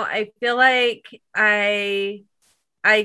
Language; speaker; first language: English; native; English